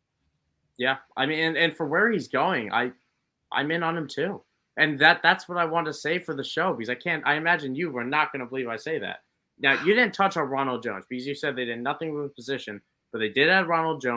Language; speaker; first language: English; native; English